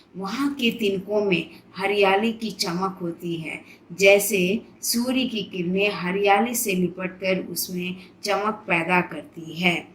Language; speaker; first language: Hindi; non-native, local second language; Telugu